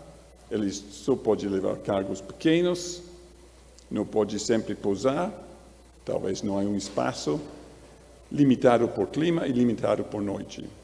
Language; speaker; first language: Portuguese; non-native, learner; English